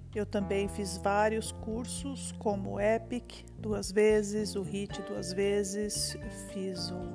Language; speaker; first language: Portuguese; native; Portuguese